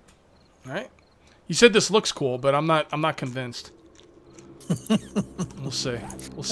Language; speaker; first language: English; native; English